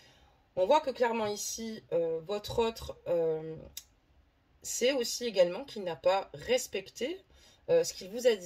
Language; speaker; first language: French; native; French